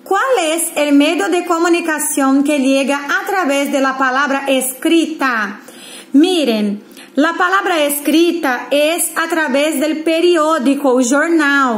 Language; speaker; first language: Spanish; non-native, fluent; Portuguese